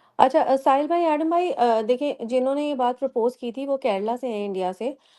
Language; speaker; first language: Urdu; native; Urdu